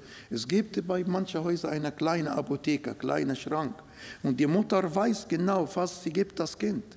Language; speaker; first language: German; non-native, fluent; Arabic